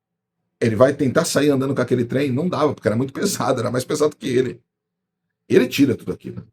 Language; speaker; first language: Portuguese; native; Portuguese